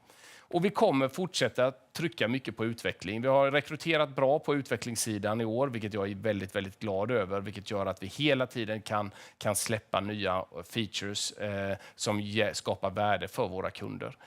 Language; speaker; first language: Swedish; native; Swedish